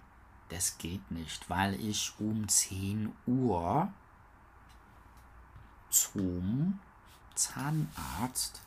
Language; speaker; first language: German; non-native, learner; English